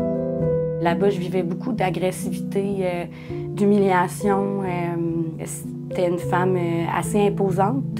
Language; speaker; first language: French; native; French